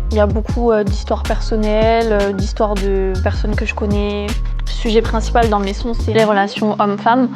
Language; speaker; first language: French; early bilingual, other home language; Malagasy